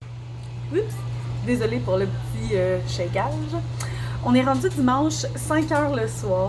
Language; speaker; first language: French; native; French